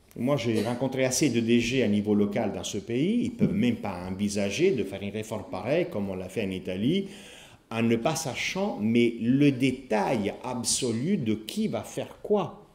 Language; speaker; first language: French; non-native, fluent; Italian